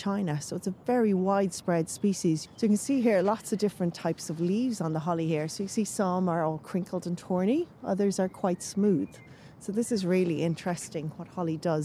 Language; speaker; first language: English; native; English